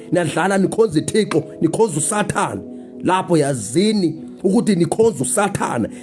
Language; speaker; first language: Zulu; non-native, local second language; Xhosa